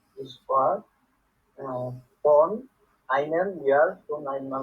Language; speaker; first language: German; non-native, learner; Bangla